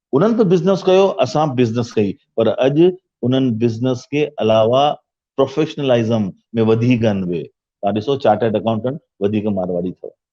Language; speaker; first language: Sindhi; early bilingual, heritage; Sindhi